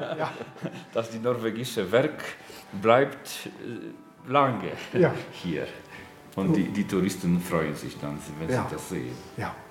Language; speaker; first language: German; non-native, learner; Norwegian